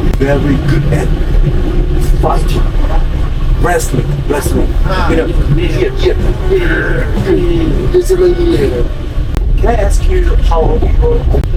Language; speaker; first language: English; non-native, learner; Korean